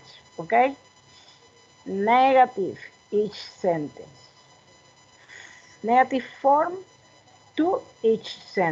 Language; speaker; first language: English; non-native, fluent; Spanish